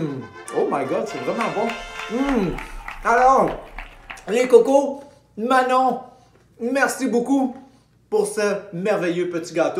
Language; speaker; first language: French; native; French